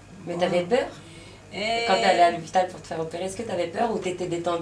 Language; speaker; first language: French; native; French